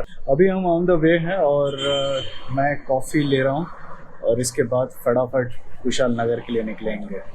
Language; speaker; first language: Hindi; native; Hindi